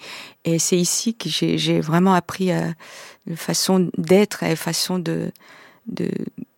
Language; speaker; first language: French; non-native, fluent; Korean